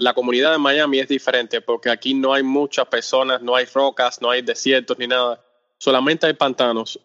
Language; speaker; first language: Spanish; native; Spanish